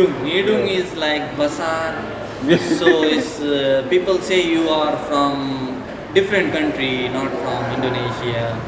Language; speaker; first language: English; non-native, fluent; Urdu